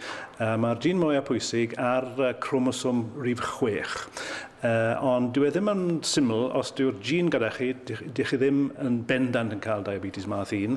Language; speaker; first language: Welsh; native; Welsh